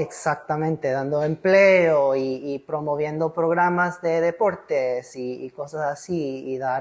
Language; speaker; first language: Spanish; early bilingual, heritage; English